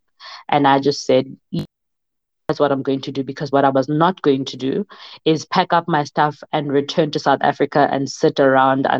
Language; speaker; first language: English; non-native, local second language; Southern Sotho